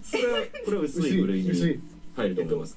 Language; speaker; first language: Japanese; native; Japanese